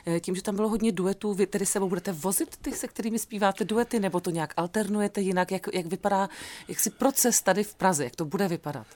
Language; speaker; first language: Czech; native; Czech